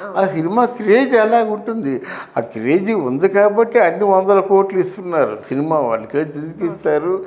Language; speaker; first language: Telugu; native; Telugu